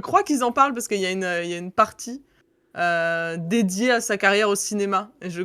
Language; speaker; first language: French; native; French